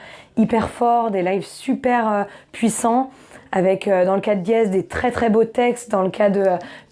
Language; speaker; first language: French; native; French